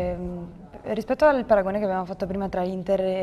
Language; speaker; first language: Italian; native; Italian